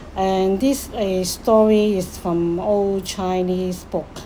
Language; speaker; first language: English; non-native, learner; Chinese